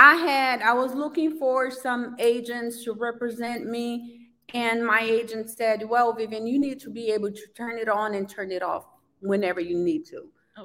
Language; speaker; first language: English; non-native, fluent; Portuguese